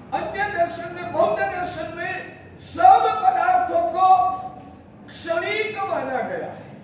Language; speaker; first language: Hindi; non-native, local second language; Gujarati